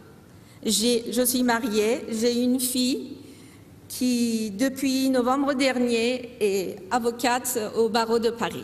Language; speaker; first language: French; non-native, fluent; Persian